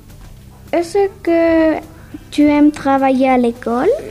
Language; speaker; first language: French; non-native, learner; Spanish